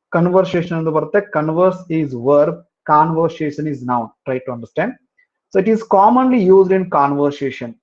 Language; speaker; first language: English; non-native, local second language; Kannada